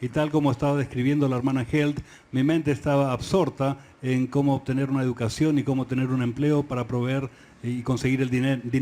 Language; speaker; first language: Spanish; native; Spanish